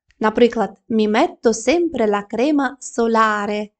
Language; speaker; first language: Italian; non-native, fluent; Ukrainian